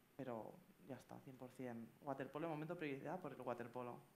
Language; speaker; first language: Spanish; native; Spanish